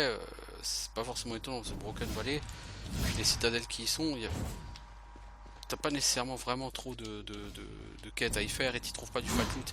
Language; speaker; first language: French; native; French